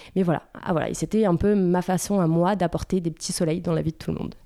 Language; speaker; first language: French; native; French